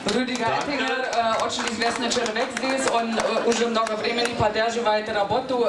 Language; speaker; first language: Russian; non-native, fluent; German